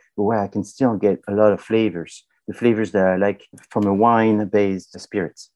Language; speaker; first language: English; non-native, fluent; French